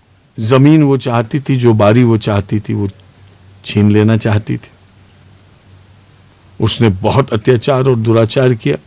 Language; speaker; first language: Hindi; native; Hindi